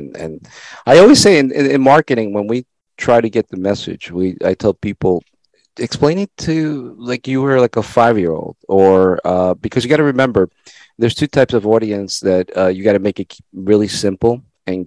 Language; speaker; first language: English; non-native, fluent; Spanish